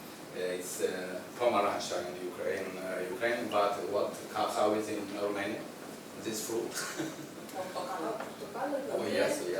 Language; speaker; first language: English; non-native, learner; Ukrainian